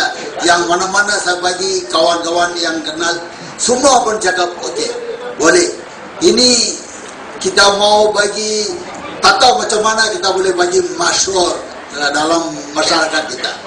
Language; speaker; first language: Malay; non-native, local second language; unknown